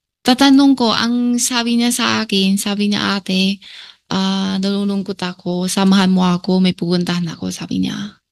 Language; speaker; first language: Filipino; non-native, learner; Chinese